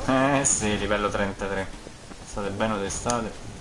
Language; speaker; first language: Italian; native; Italian